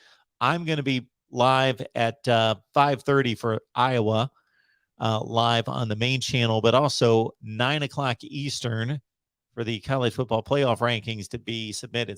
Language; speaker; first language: English; native; English